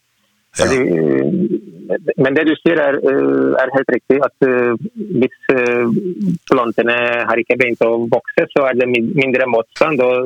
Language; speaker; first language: Norwegian; non-native, fluent; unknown